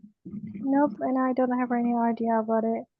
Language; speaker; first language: English; non-native, learner; Indonesian